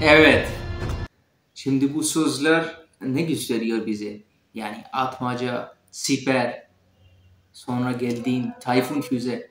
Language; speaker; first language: Turkish; non-native, fluent; Urdu